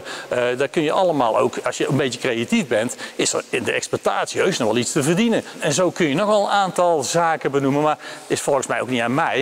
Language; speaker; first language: Dutch; native; Dutch